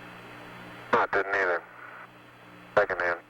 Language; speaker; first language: English; native; English